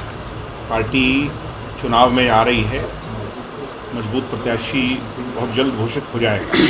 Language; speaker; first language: Hindi; native; Hindi